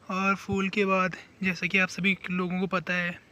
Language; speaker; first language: Hindi; native; Hindi